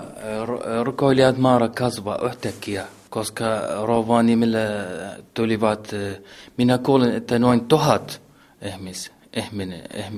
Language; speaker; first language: Finnish; non-native, learner; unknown